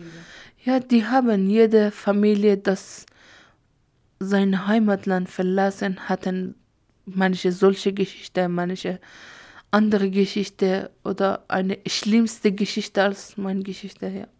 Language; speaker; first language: German; non-native, learner; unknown